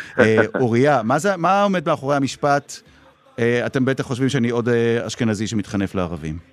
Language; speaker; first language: Hebrew; native; Hebrew